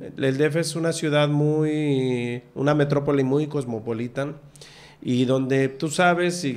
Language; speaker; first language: Spanish; native; Spanish